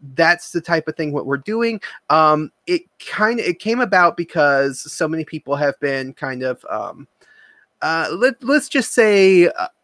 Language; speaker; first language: English; native; English